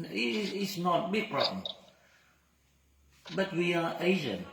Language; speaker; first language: English; non-native, learner; Vietnamese